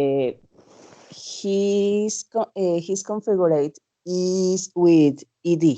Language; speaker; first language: English; non-native, learner; Spanish